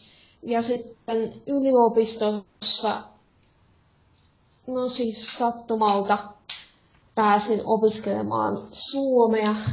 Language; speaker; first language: Finnish; non-native, fluent; Russian